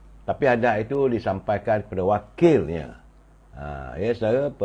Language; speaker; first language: Malay; native; Malay